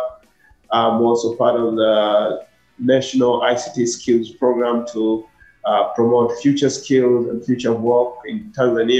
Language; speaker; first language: English; non-native, local second language; Swahili